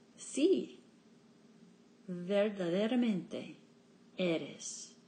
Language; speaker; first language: Spanish; non-native, learner; English